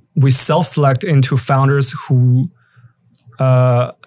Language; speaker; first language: English; native; English